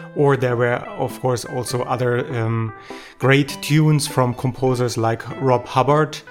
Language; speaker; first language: English; non-native, fluent; German